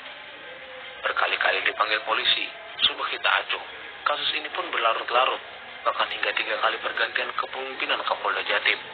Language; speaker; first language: Indonesian; native; Indonesian